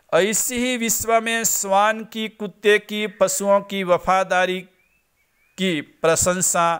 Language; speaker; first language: Hindi; non-native, local second language; Gujarati